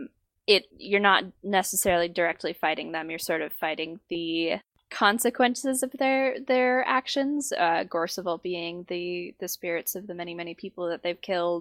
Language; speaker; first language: English; native; English